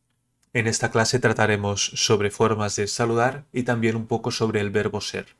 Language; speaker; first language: Spanish; early bilingual, other home language; Portuguese